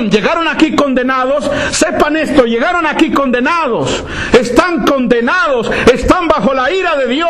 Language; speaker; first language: Spanish; native; Spanish